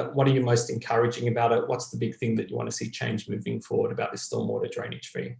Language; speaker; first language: English; native; English